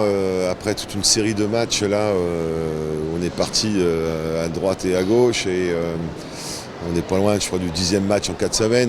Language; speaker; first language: French; native; French